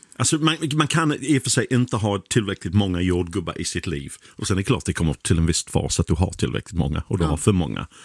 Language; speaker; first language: Swedish; non-native, fluent; English